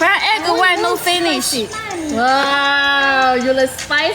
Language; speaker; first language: English; non-native, learner; Thai